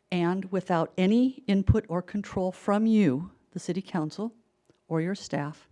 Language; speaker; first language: English; native; English